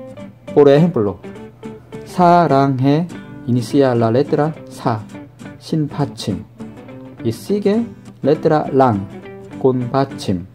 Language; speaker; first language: Spanish; non-native, learner; Korean